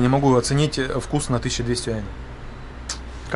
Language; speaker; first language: Russian; native; Russian